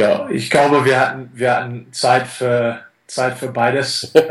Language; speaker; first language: German; non-native, fluent; English